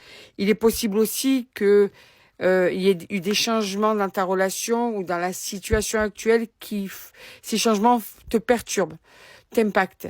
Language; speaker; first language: French; native; French